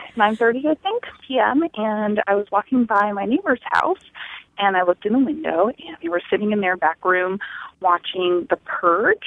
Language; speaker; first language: English; native; English